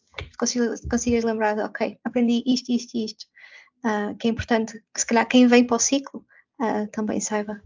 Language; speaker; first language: Portuguese; native; Portuguese